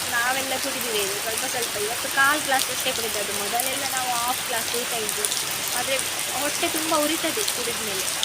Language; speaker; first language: Kannada; non-native, local second language; Tulu